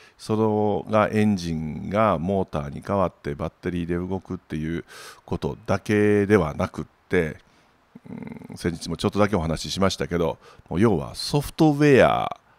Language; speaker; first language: Japanese; native; Japanese